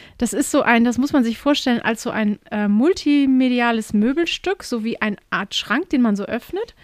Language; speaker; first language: German; native; German